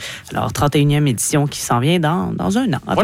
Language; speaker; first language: French; native; French